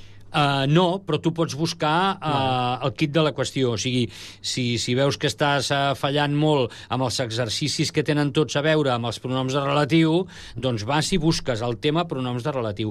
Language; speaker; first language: Catalan; native; Catalan